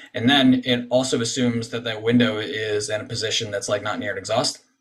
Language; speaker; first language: English; native; English